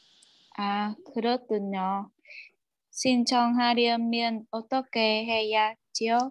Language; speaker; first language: Korean; non-native, learner; Vietnamese